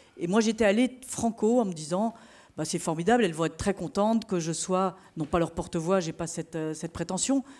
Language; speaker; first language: French; native; French